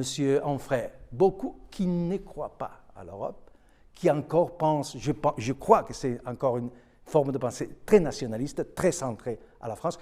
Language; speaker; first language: French; non-native, fluent; Spanish